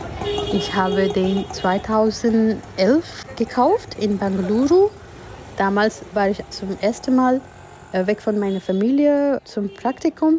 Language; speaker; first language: German; non-native, fluent; Gujarati